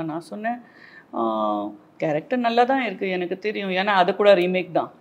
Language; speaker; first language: Tamil; non-native, learner; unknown